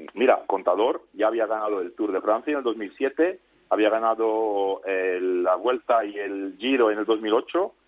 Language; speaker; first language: Spanish; non-native, fluent; Dutch